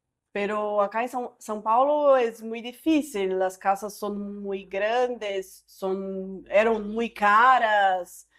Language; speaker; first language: Spanish; non-native, fluent; Portuguese